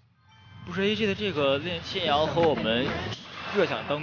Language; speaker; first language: Chinese; native; Chinese